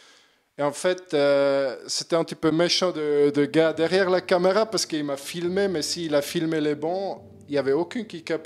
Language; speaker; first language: French; non-native, learner; German